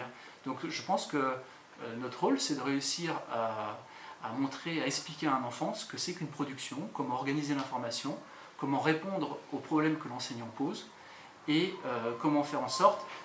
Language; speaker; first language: French; native; French